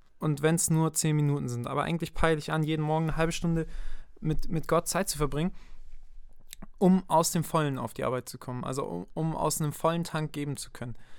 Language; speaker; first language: German; native; German